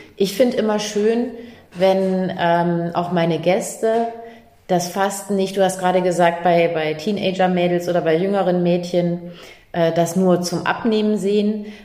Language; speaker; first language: German; native; German